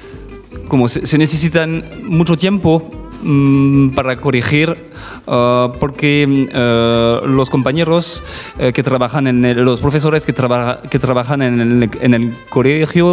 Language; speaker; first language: Spanish; non-native, learner; French